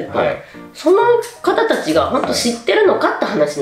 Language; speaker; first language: Japanese; native; Japanese